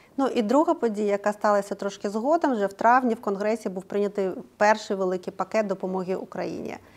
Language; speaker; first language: Ukrainian; native; Ukrainian